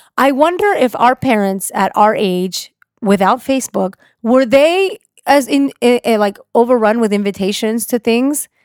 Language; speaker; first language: English; early bilingual, other home language; Spanish